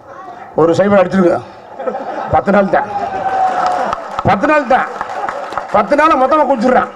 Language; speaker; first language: Tamil; native; Tamil